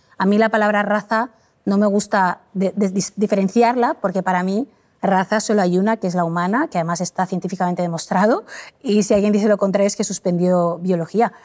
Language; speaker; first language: Spanish; early bilingual, other home language; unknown